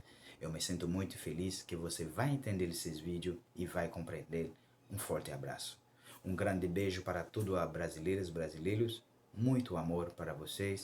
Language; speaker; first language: Portuguese; non-native, local second language; Haitian Creole